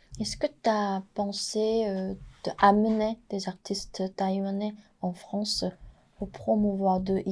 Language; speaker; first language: French; non-native, fluent; Korean